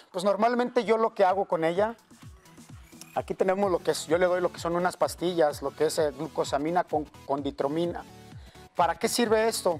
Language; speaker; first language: Spanish; native; Spanish